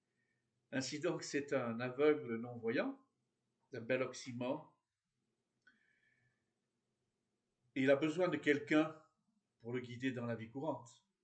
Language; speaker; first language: French; native; French